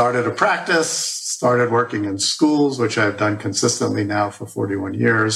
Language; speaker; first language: English; native; English